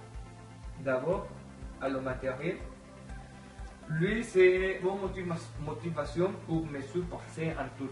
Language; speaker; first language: French; non-native, learner; Spanish